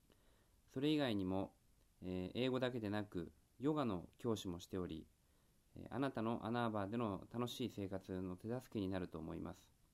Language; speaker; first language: Japanese; native; Japanese